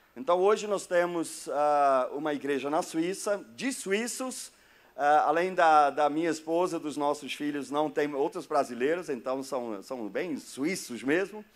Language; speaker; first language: Portuguese; non-native, fluent; German